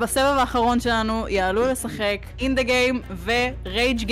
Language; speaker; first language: Hebrew; native; Hebrew